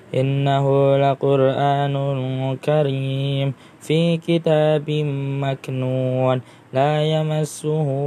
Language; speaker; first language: Arabic; non-native, learner; Indonesian